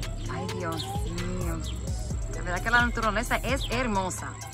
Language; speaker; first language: Spanish; early bilingual, heritage; Spanish